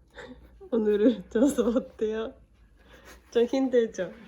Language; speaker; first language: Korean; non-native, fluent; Japanese